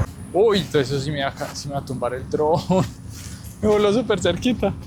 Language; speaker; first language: Spanish; native; Spanish